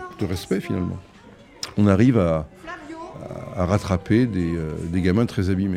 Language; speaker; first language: French; native; French